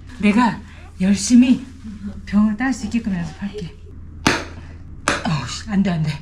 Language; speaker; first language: Korean; native; Korean